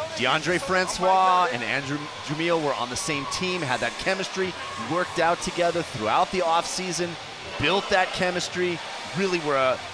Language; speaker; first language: English; native; English